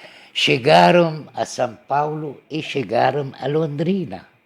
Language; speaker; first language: Portuguese; non-native, learner; Arabic